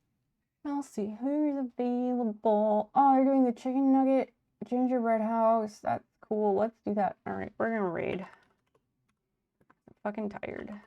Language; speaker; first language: English; native; English